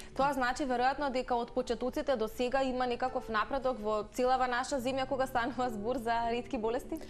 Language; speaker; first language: Macedonian; native; Macedonian